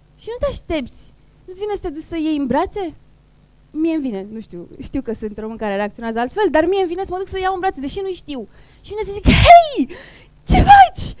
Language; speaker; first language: Romanian; non-native, local second language; Turkish